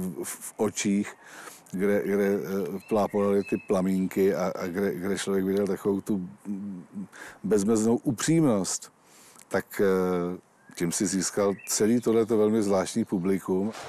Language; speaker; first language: Czech; native; Czech